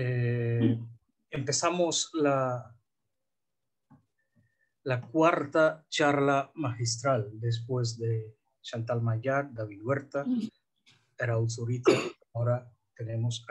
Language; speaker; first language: Spanish; non-native, fluent; Bangla